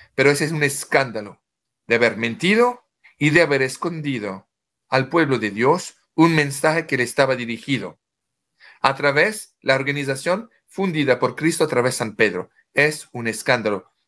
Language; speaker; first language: Spanish; non-native, fluent; French